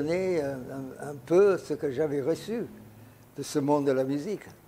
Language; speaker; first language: French; non-native, fluent; English